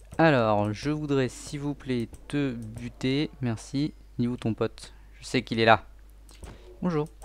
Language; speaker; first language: French; native; French